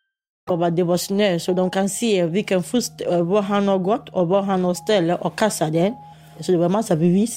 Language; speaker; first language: Swedish; non-native, learner; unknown